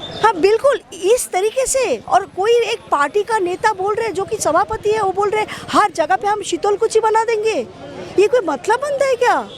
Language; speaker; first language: Hindi; non-native, local second language; Bangla